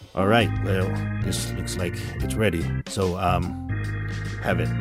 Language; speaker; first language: English; early bilingual, other home language; Japanese